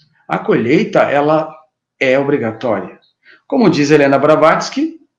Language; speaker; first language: Portuguese; native; Portuguese